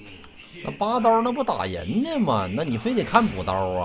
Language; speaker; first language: Chinese; native; Chinese